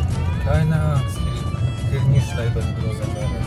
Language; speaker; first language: German; non-native, learner; Polish